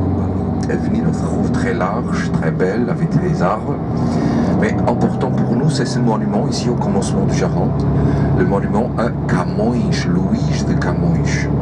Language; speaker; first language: French; non-native, fluent; Portuguese